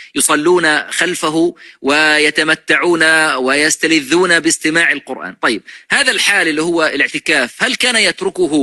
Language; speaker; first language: Arabic; native; Arabic